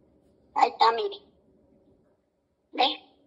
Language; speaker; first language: Spanish; native; Spanish